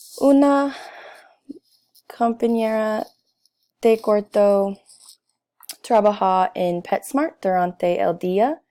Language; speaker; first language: Spanish; non-native, learner; English